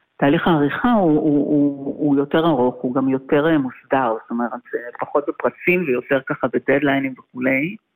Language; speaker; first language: Hebrew; native; Hebrew